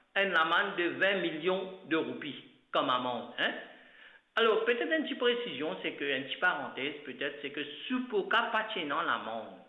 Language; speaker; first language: French; non-native, local second language; Morisyen